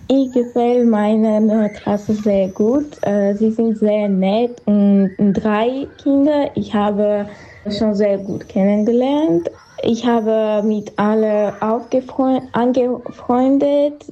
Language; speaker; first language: German; non-native, learner; Armenian